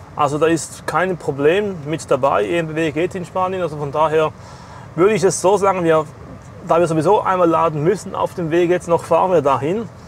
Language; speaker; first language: German; native; German